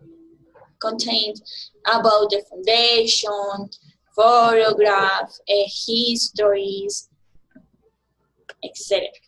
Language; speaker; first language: English; non-native, learner; Spanish